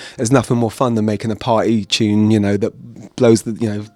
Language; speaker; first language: English; native; English